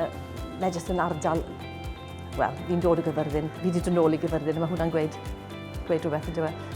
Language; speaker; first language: Welsh; native; Welsh